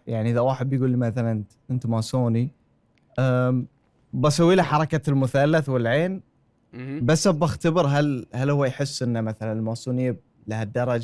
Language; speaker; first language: Arabic; native; Arabic